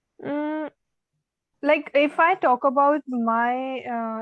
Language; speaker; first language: English; non-native, learner; Hindi